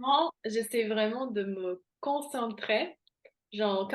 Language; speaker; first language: French; non-native, fluent; Slovak